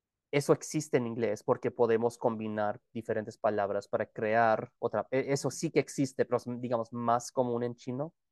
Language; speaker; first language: Spanish; non-native, fluent; Gujarati